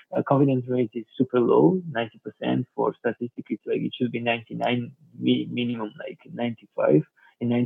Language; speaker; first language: English; non-native, fluent; Georgian